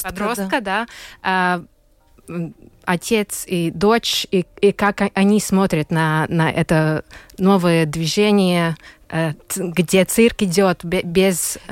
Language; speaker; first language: Russian; non-native, local second language; Latvian